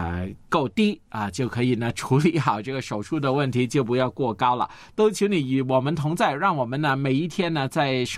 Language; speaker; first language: Chinese; native; Chinese